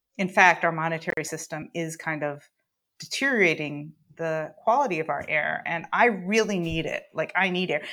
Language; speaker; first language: English; native; English